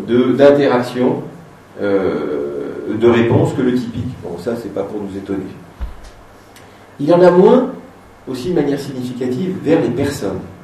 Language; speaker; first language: French; native; French